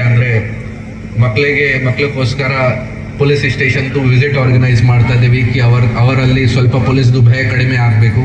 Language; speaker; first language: Kannada; non-native, learner; Hindi